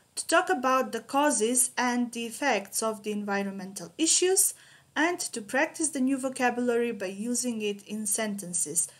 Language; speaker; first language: English; non-native, fluent; Macedonian